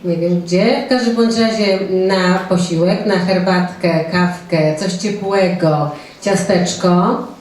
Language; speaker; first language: Polish; native; Polish